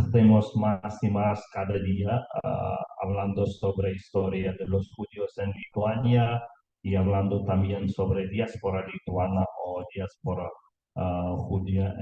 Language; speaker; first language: Spanish; non-native, learner; Lithuanian